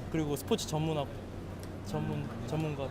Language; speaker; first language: Korean; early bilingual, heritage; Korean